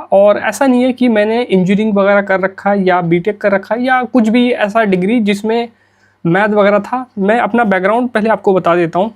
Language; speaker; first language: Hindi; native; Hindi